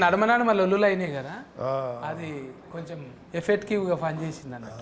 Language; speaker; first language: Telugu; native; Telugu